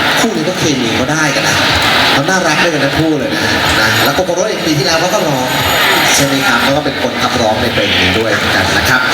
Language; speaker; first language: Thai; native; Thai